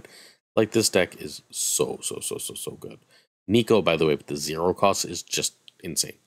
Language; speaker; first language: English; native; English